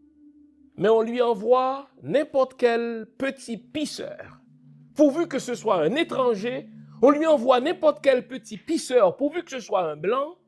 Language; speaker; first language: French; non-native, local second language; Haitian Creole